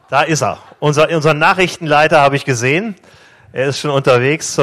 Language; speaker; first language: German; native; German